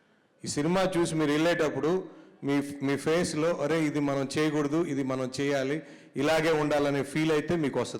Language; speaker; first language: Telugu; native; Telugu